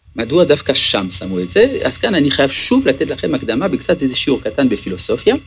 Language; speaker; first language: Hebrew; early bilingual, other home language; French